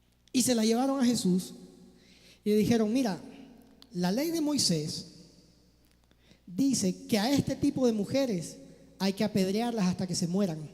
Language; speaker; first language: Spanish; native; Spanish